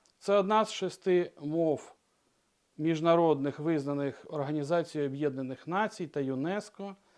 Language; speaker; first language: Ukrainian; non-native, local second language; Russian